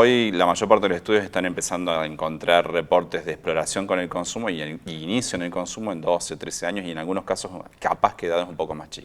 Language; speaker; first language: Spanish; native; Spanish